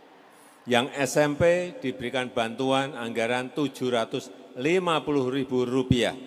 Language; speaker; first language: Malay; non-native, local second language; Javanese